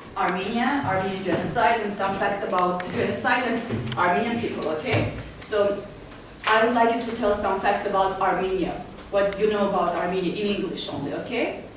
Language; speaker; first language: English; non-native, fluent; Armenian